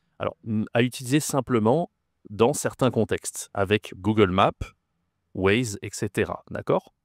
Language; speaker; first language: French; native; French